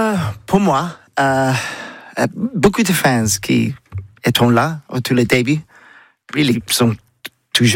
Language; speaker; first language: French; non-native, learner; English